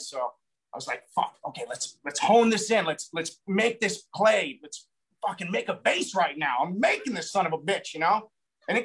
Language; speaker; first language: English; native; English